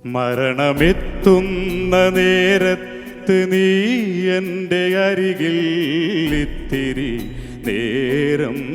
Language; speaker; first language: Malayalam; native; Malayalam